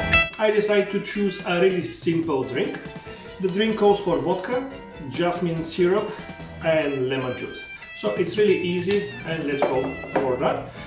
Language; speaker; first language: English; non-native, fluent; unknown